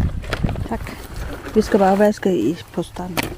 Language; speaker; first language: Danish; non-native, learner; Thai